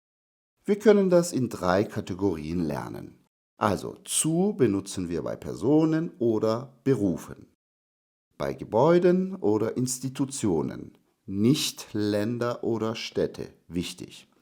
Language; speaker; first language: German; non-native, fluent; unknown